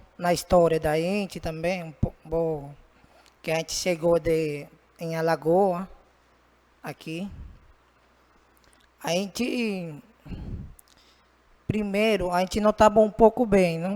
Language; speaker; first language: Portuguese; non-native, learner; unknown